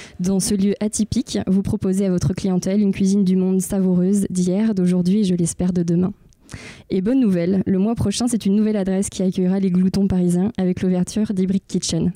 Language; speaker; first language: French; native; French